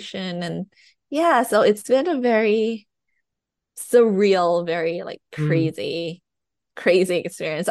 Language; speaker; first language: English; non-native, fluent; Thai